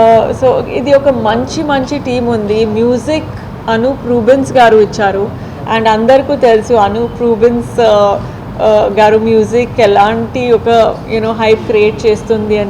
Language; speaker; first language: Telugu; non-native, fluent; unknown